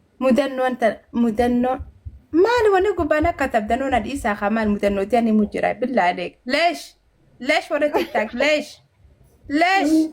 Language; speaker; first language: Oromo; early bilingual, heritage; Oromo